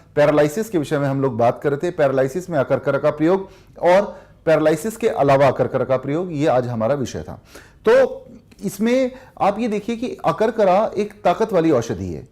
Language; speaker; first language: Hindi; native; Hindi